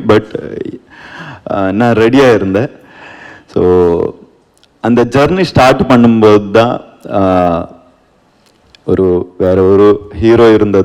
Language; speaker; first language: Tamil; non-native, learner; Kannada